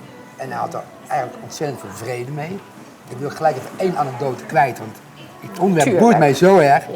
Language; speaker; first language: Dutch; native; Dutch